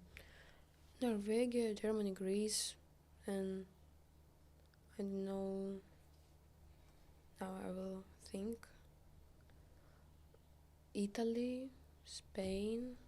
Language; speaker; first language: English; non-native, learner; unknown